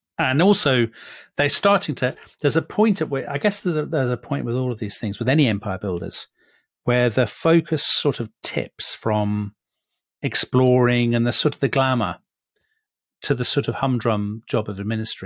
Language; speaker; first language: English; native; English